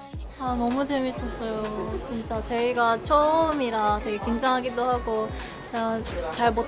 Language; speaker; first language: Korean; non-native, learner; Japanese